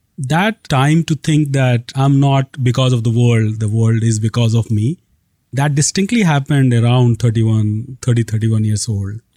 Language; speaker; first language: English; non-native, local second language; Hindi